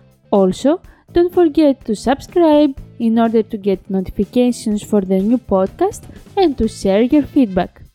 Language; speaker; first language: English; non-native, fluent; Greek